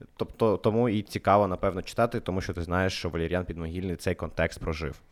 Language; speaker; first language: Ukrainian; non-native, local second language; Russian